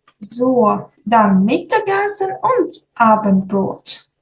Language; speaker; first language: German; non-native, learner; Ukrainian